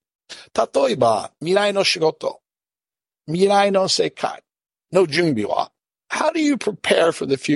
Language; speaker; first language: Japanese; non-native, learner; English